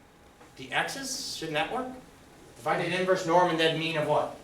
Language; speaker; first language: English; native; English